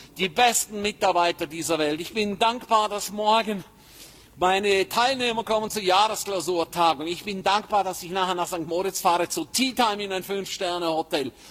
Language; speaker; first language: German; native; German